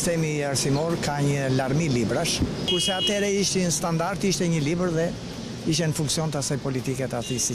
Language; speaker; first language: Albanian; native; Albanian